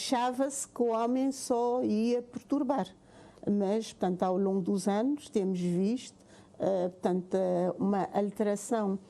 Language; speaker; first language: Portuguese; non-native, local second language; Kabuverdianu